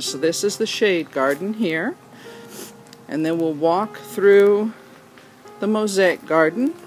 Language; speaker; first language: English; native; English